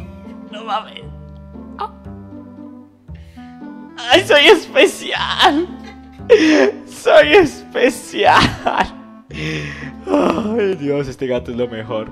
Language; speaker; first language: Spanish; native; Spanish